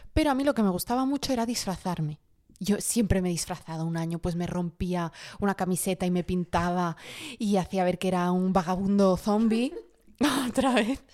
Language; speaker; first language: Spanish; early bilingual, other home language; Arabic